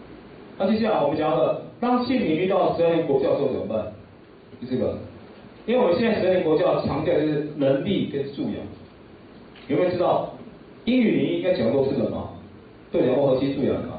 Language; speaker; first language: Chinese; native; Chinese